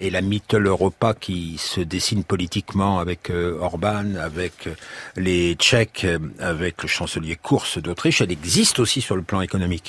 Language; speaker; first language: French; native; French